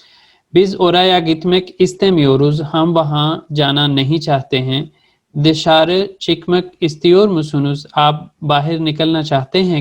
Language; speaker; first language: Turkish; non-native, fluent; Urdu